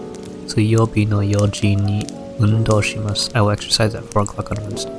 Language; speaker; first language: Japanese; non-native, learner; English